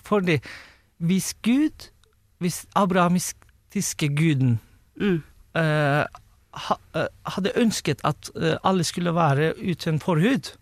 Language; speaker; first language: Norwegian; non-native, fluent; Turkish